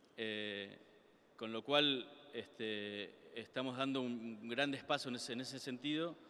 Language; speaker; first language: Spanish; native; Spanish